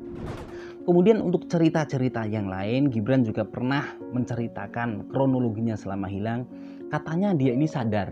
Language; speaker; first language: Indonesian; native; Indonesian